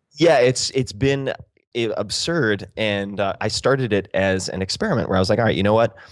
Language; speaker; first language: English; native; English